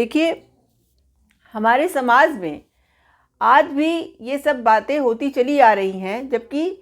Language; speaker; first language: Hindi; native; Hindi